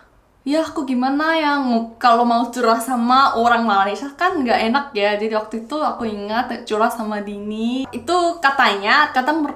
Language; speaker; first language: Indonesian; non-native, fluent; Korean